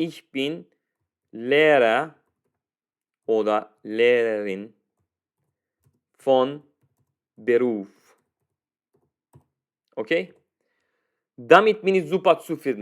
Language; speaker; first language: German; non-native, fluent; Turkish